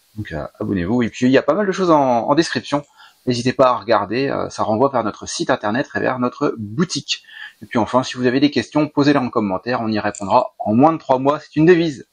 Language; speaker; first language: French; native; French